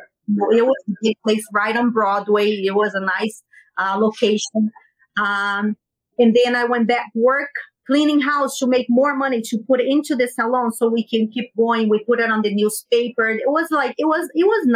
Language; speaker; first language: English; non-native, fluent; Portuguese